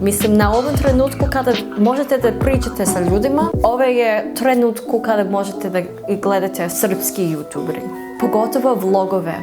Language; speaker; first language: Croatian; non-native, learner; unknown